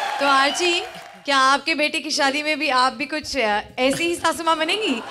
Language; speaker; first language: Hindi; native; Hindi